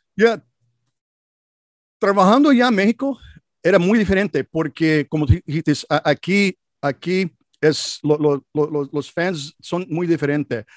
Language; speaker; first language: Spanish; non-native, learner; English